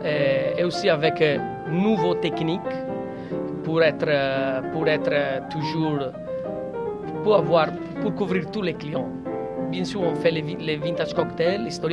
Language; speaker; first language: French; non-native, learner; Italian